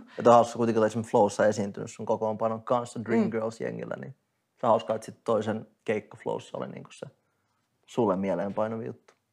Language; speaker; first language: Finnish; early bilingual, other home language; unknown